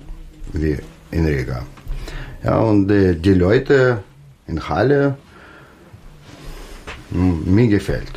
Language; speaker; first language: German; non-native, learner; Russian